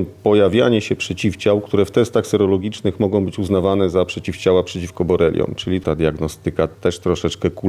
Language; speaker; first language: Polish; native; Polish